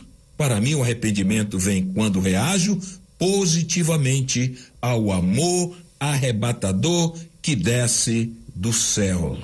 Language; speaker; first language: Portuguese; native; Portuguese